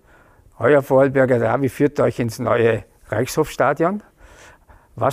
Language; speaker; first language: German; native; German